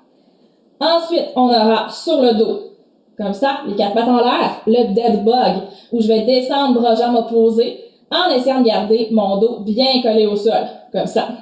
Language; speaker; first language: French; native; French